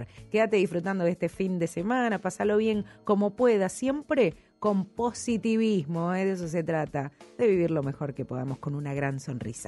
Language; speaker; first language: Spanish; native; Spanish